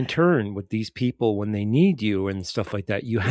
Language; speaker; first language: English; native; English